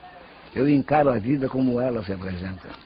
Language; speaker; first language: Portuguese; native; Portuguese